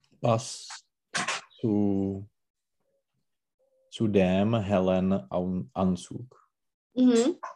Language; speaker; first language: German; non-native, learner; Czech